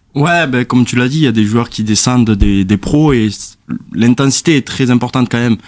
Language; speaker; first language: French; native; French